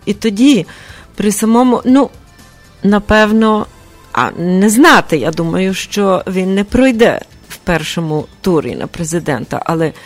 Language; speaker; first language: Ukrainian; early bilingual, heritage; Ukrainian